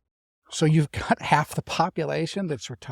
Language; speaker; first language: English; native; English